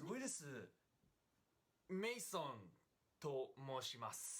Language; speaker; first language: Japanese; non-native, learner; English